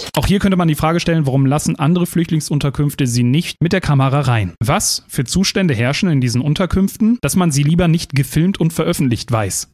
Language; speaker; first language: German; native; German